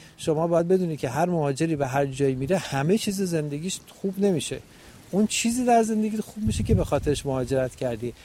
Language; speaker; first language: Persian; native; Persian